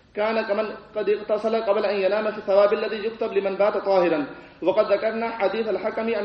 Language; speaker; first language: Arabic; non-native, fluent; Urdu